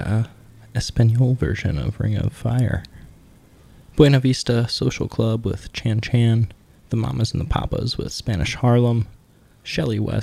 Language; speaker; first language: English; native; English